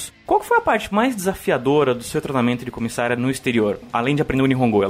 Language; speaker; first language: Portuguese; native; Portuguese